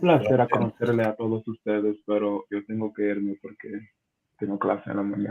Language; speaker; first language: Spanish; non-native, learner; English